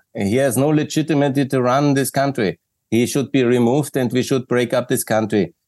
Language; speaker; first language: English; non-native, fluent; German